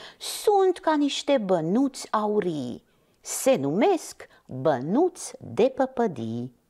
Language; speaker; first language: Romanian; non-native, local second language; Hungarian